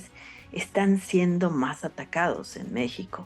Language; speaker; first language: Spanish; native; Spanish